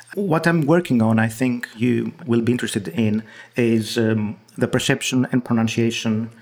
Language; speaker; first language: English; non-native, fluent; Greek